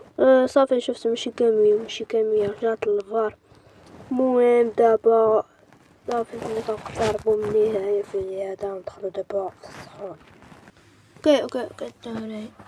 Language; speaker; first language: Arabic; native; Arabic